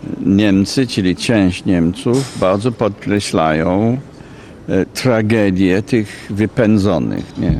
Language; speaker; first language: Polish; non-native, fluent; English